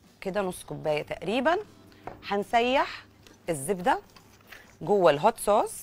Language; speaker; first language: Arabic; native; Arabic